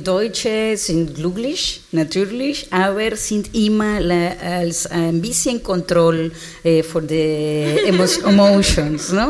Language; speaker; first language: German; non-native, learner; Spanish